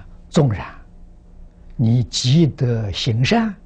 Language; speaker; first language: Chinese; native; Chinese